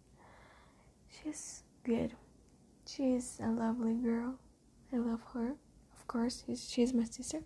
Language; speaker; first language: English; non-native, learner; Portuguese